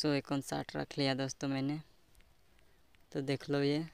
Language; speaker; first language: Hindi; native; Hindi